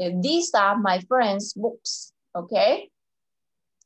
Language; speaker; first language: English; non-native, fluent; Vietnamese